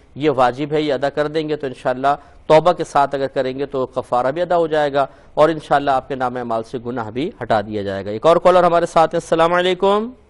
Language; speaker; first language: Urdu; native; Urdu